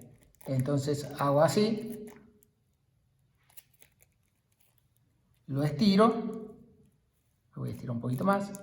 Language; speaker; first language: Spanish; native; Spanish